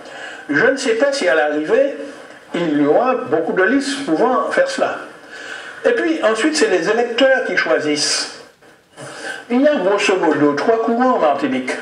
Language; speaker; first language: French; native; French